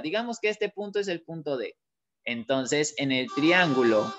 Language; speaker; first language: Spanish; native; Spanish